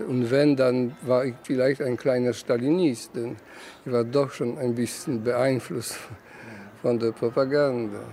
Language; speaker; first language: German; non-native, fluent; Polish